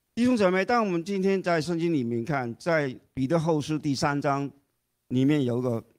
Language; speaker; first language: Chinese; non-native, fluent; Cantonese